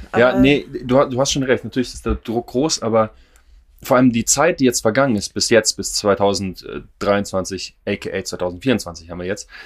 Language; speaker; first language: German; non-native, fluent; Russian